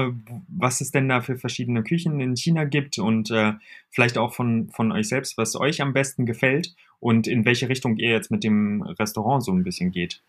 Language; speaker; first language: German; native; German